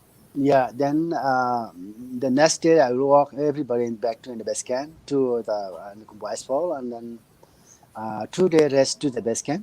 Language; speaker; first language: English; non-native, learner; Nepali